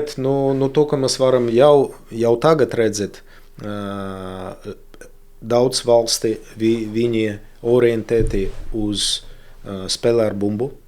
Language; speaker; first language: Latvian; non-native, local second language; Russian